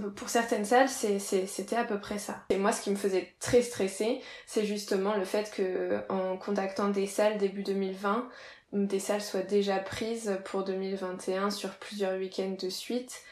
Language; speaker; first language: French; native; French